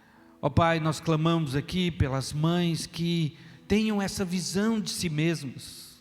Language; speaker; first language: Portuguese; native; Portuguese